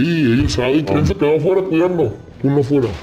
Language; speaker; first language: Spanish; native; Spanish